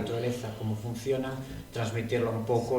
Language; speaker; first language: Spanish; native; Spanish